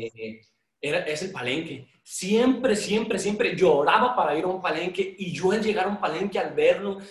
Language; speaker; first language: Spanish; native; Spanish